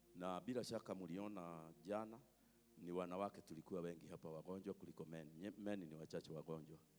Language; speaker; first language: Swahili; non-native, local second language; Kikuyu